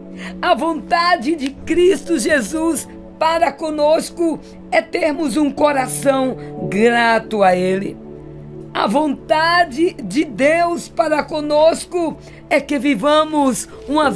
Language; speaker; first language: Portuguese; native; Portuguese